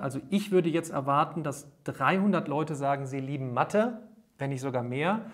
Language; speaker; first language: German; native; German